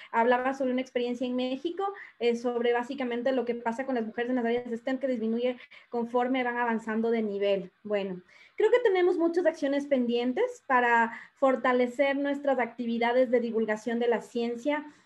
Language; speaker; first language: Spanish; native; Spanish